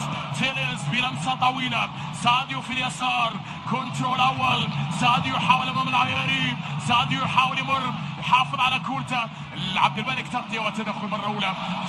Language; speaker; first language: Arabic; native; Arabic